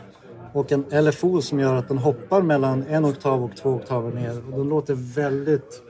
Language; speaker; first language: Swedish; native; Swedish